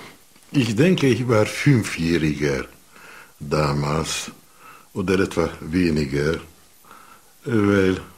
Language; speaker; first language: German; non-native, fluent; Hungarian